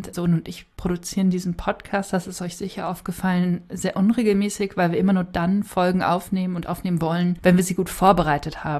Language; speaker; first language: German; native; German